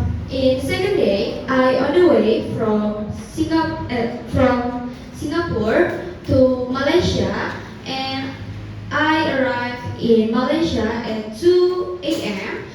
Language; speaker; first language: English; non-native, learner; Indonesian